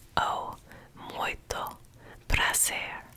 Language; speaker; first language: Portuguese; non-native, learner; English